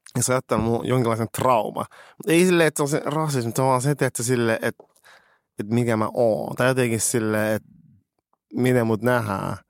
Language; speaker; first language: Finnish; early bilingual, other home language; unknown